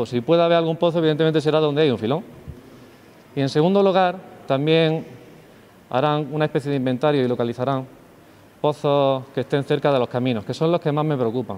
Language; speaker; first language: Spanish; native; Spanish